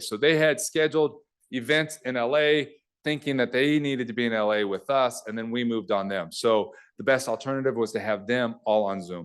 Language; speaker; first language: English; native; English